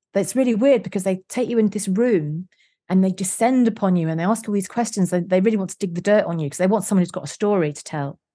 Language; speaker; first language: English; native; English